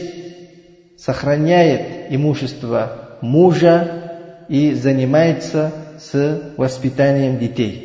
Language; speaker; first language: Russian; non-native, learner; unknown